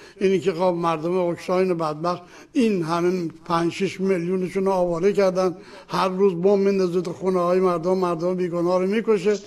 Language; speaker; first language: Persian; native; Persian